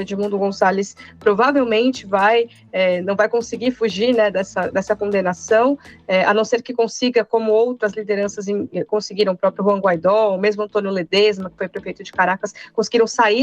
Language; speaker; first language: Portuguese; native; Portuguese